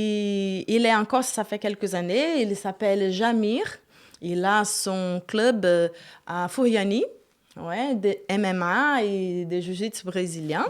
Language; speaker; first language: French; non-native, fluent; Portuguese